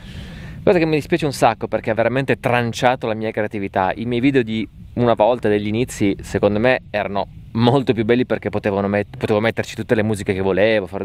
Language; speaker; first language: Italian; native; Italian